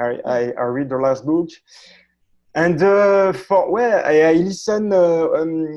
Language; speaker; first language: English; non-native, learner; French